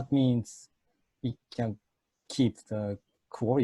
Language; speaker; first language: English; non-native, fluent; Japanese